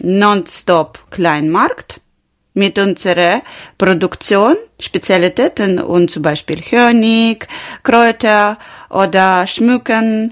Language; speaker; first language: German; non-native, learner; Ukrainian